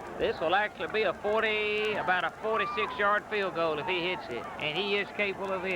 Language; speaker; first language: English; native; English